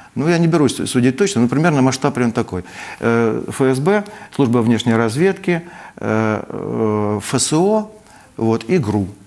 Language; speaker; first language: Russian; native; Russian